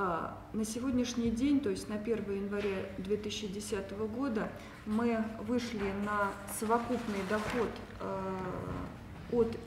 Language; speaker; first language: Russian; native; Russian